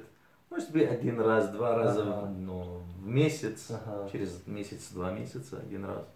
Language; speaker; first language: Russian; early bilingual, heritage; Arabic